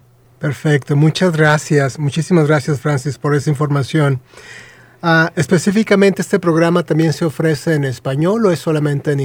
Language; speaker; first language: Spanish; native; Spanish